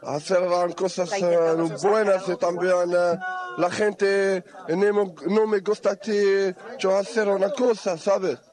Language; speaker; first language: Spanish; non-native, learner; Arabic